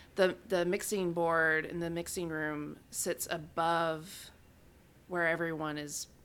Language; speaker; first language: English; native; English